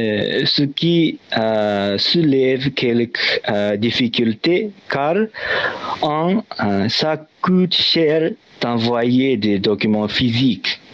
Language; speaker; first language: French; non-native, learner; Japanese